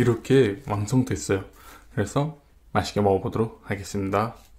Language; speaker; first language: Korean; non-native, fluent; Dutch